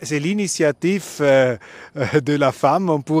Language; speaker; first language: French; non-native, learner; German